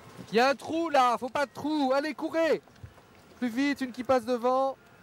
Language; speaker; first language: French; native; French